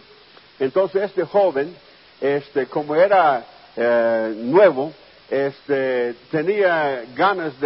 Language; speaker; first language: Spanish; non-native, fluent; English